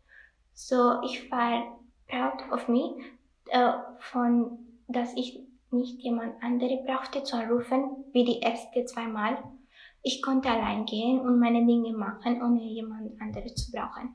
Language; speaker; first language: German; non-native, learner; Italian